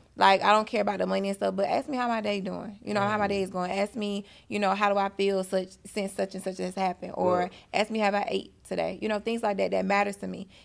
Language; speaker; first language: English; native; English